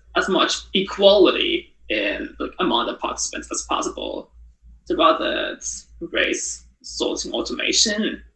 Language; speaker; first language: English; non-native, fluent; Japanese